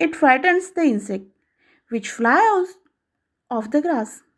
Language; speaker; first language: English; non-native, local second language; Marathi